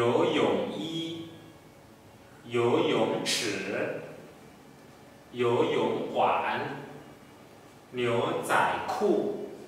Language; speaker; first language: Chinese; non-native, fluent; Indonesian